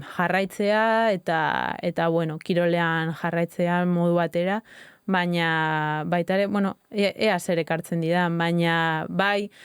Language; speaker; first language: Basque; native; Basque